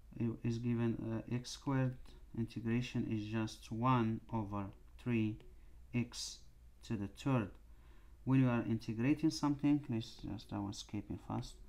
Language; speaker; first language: English; non-native, fluent; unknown